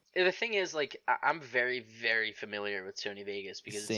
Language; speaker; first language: English; native; English